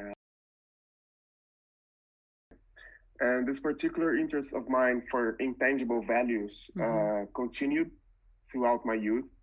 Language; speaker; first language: English; non-native, fluent; Portuguese